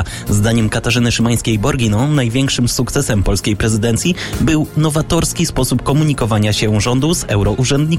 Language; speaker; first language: Polish; native; Polish